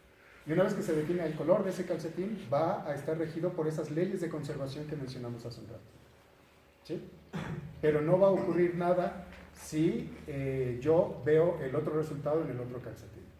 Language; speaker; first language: Spanish; native; Spanish